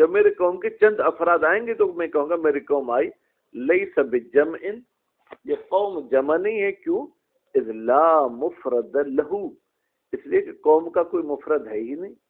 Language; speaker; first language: Urdu; non-native, local second language; Sindhi